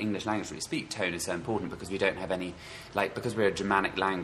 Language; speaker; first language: English; native; English